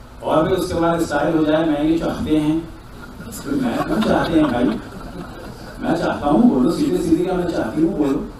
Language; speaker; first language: Urdu; native; Urdu